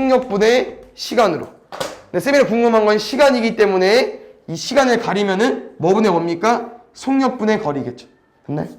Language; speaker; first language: Korean; native; Korean